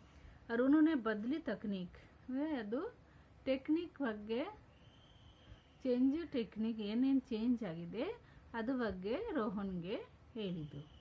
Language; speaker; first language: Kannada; non-native, fluent; Hindi